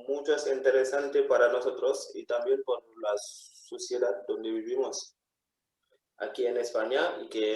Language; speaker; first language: Spanish; non-native, fluent; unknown